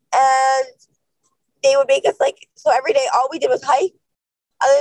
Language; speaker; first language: English; native; English